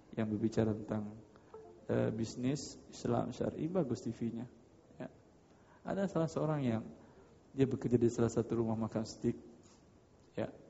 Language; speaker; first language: Indonesian; non-native, local second language; Minangkabau